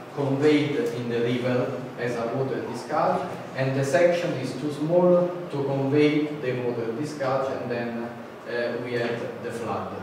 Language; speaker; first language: English; non-native, fluent; Italian